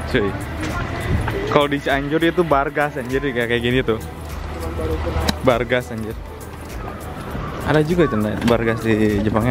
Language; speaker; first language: Indonesian; native; Indonesian